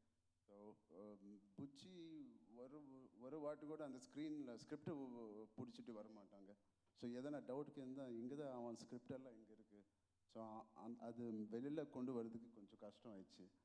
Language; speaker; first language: Tamil; non-native, local second language; Telugu